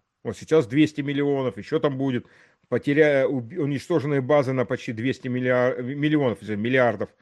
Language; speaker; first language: Russian; early bilingual, heritage; Russian